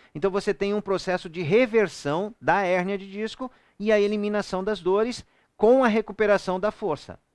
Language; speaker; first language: Portuguese; native; Portuguese